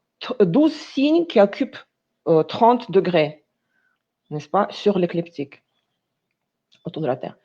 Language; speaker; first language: French; non-native, fluent; Russian